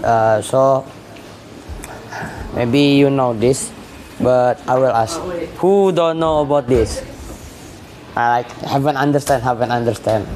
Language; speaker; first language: English; non-native, learner; Indonesian